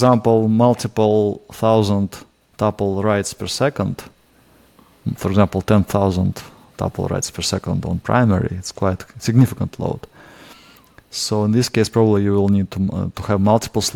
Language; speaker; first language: English; non-native, fluent; Russian